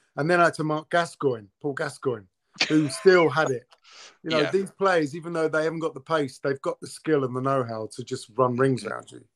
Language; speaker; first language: English; early bilingual, other home language; Italian